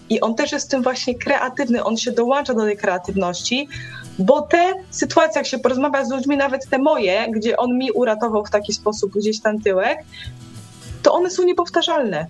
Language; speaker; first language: Polish; native; Polish